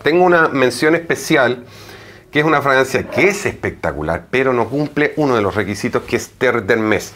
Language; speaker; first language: Spanish; native; Spanish